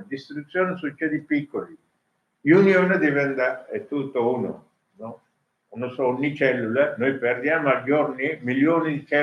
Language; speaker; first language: Italian; non-native, learner; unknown